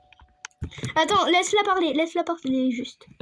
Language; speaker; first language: French; native; French